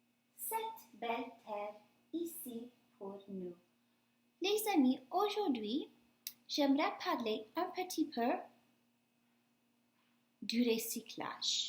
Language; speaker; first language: French; non-native, fluent; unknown